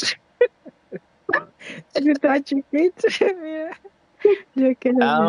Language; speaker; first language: Spanish; non-native, learner; Haitian Creole